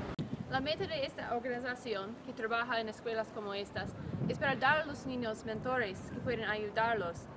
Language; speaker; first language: Spanish; non-native, learner; English